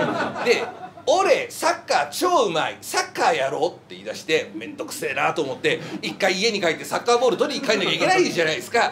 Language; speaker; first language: Japanese; native; Japanese